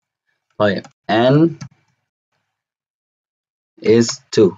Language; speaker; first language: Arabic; non-native, fluent; English